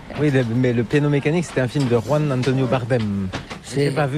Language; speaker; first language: French; native; French